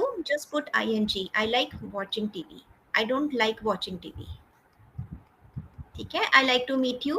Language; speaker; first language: English; non-native, fluent; Hindi